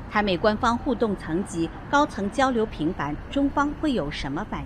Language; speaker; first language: Chinese; native; Chinese